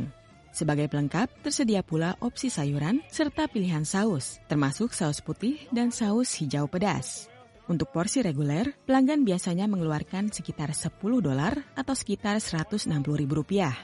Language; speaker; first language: Indonesian; native; Indonesian